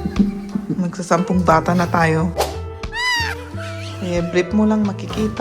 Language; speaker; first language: Filipino; non-native, fluent; German